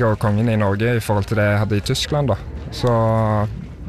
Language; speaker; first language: Norwegian; early bilingual, other home language; German